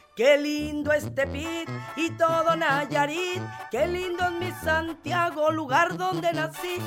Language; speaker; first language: Spanish; native; Spanish